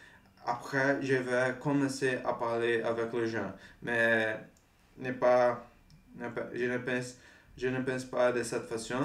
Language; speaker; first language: French; non-native, fluent; Portuguese